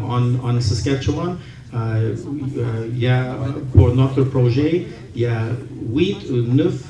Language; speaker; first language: French; non-native, learner; English